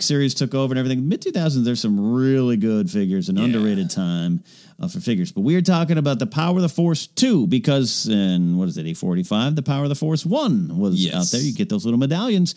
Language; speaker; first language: English; native; English